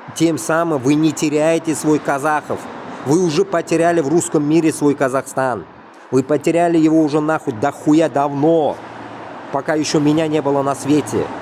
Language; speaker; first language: Russian; non-native, local second language; Tatar